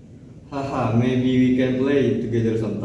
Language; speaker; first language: English; non-native, learner; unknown